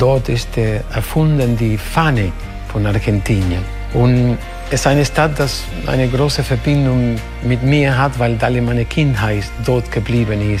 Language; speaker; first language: German; non-native, fluent; Spanish